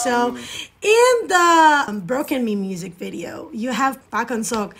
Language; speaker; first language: English; non-native, fluent; Portuguese